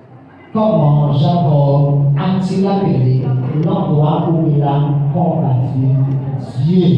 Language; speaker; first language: French; non-native, local second language; Haitian Creole